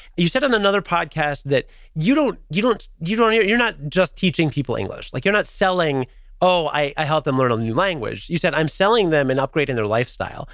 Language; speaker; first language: English; native; English